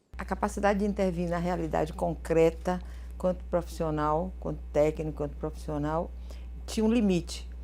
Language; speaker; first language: Portuguese; early bilingual, other home language; Galician